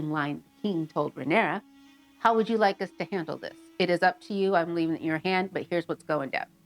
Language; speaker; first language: English; native; English